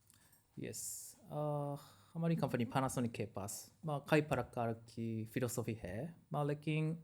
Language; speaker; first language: Hindi; non-native, learner; Japanese